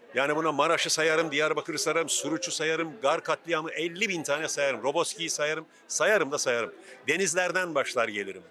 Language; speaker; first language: Turkish; native; Turkish